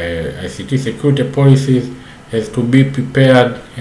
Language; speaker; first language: English; non-native, local second language; Swahili